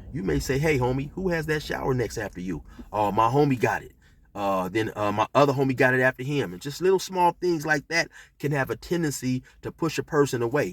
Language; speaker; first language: English; native; English